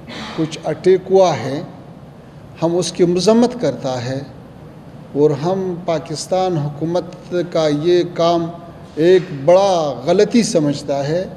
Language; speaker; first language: Hindi; non-native, learner; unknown